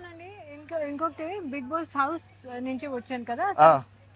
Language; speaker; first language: Telugu; non-native, learner; Hindi